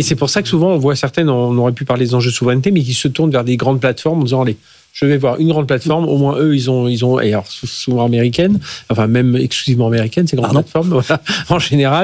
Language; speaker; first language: French; native; French